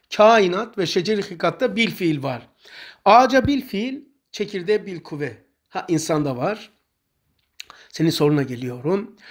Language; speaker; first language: Turkish; native; Turkish